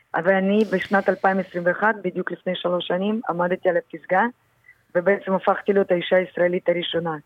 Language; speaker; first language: Hebrew; early bilingual, other home language; Russian